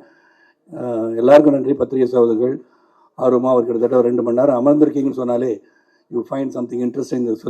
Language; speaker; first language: Tamil; native; Tamil